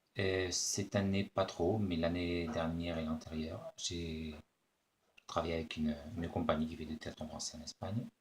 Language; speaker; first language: French; early bilingual, other home language; Spanish